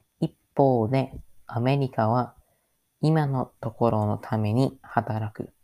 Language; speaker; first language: Japanese; non-native, learner; English